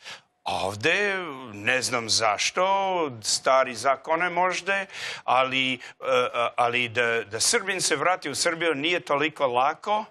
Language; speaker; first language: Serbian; non-native, learner; English